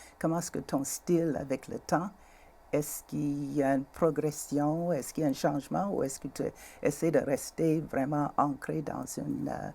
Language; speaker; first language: French; native; French